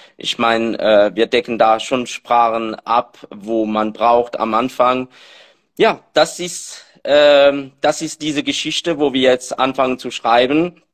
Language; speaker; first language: German; non-native, fluent; French